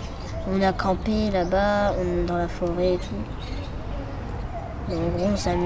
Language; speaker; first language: French; early bilingual, other home language; Arabic